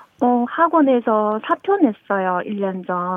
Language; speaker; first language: Korean; non-native, learner; Chinese